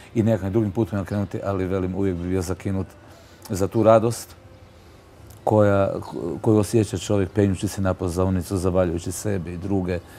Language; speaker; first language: Croatian; native; Croatian